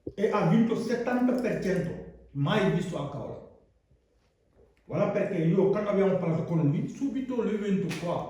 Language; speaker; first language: Italian; non-native, learner; Wolof